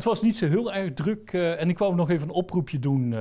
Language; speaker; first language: Dutch; native; Dutch